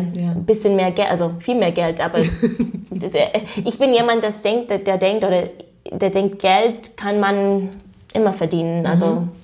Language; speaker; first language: German; non-native, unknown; English